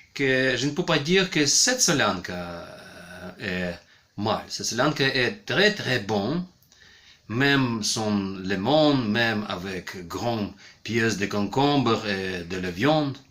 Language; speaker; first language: French; non-native, learner; Ukrainian